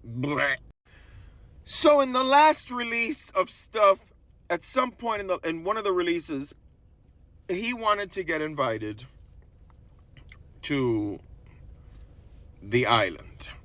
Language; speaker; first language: English; native; English